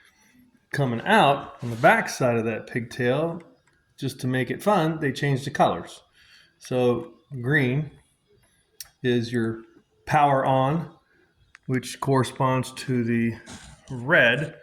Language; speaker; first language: English; native; English